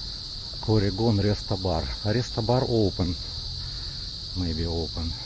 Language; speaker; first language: English; non-native, learner; Russian